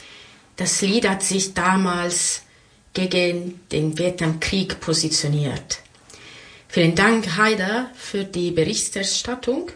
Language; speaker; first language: German; non-native, fluent; Italian